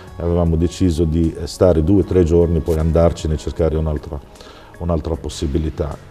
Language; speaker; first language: Italian; non-native, fluent; Arabic